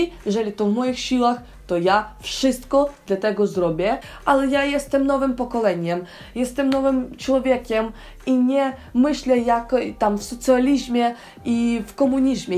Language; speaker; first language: Polish; non-native, learner; Ukrainian